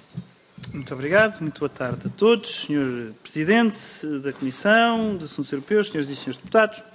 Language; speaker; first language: Portuguese; native; Portuguese